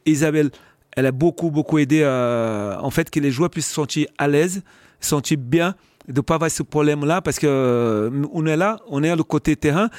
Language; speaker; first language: French; non-native, fluent; Portuguese